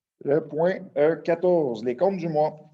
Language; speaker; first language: French; native; French